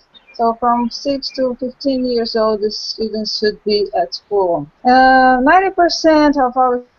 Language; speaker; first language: English; non-native, local second language; Portuguese